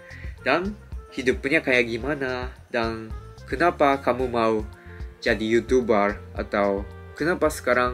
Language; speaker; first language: Indonesian; non-native, fluent; Japanese